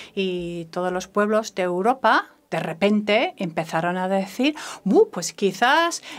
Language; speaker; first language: Spanish; non-native, fluent; French